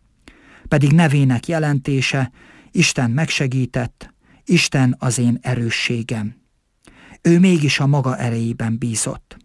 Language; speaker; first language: Hungarian; native; Hungarian